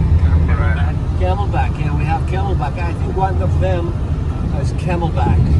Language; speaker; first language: English; non-native, learner; Korean